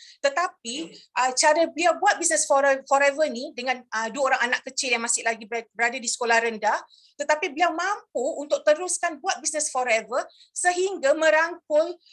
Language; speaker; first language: Malay; native; Malay